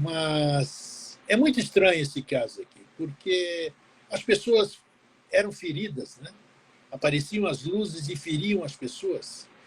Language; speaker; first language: Portuguese; early bilingual, other home language; Greek